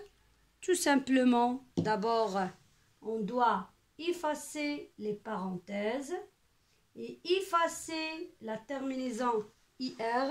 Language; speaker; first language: French; non-native, local second language; Arabic